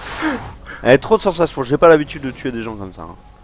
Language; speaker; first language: French; native; French